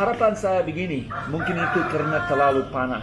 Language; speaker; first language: Indonesian; non-native, fluent; English